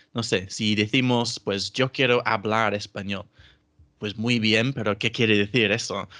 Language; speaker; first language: Spanish; non-native, fluent; English